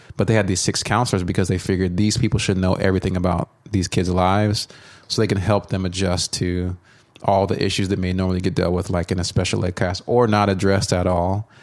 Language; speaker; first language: English; native; English